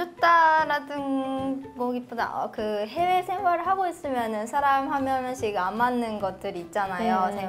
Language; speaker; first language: Korean; non-native, fluent; Japanese